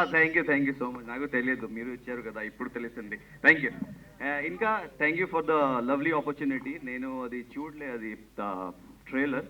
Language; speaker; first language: Telugu; non-native, local second language; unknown